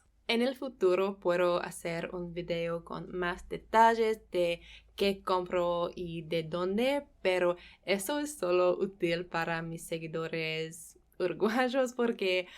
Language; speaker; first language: Spanish; non-native, fluent; English